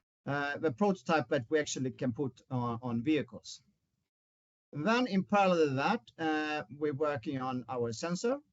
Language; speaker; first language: English; non-native, fluent; Swedish